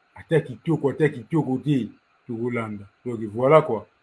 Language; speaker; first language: French; non-native, local second language; Lingala